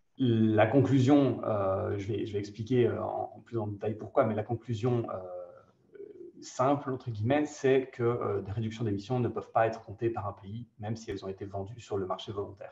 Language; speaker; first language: French; native; French